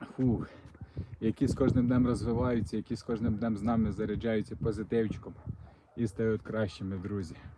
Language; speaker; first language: Ukrainian; non-native, local second language; Russian